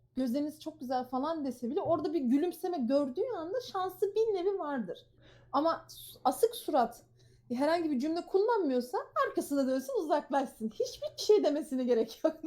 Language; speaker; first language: Turkish; early bilingual, heritage; Turkish